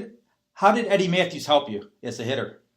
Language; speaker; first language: English; native; English